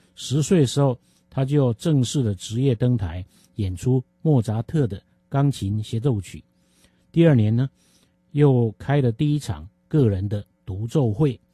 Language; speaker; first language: Chinese; native; Chinese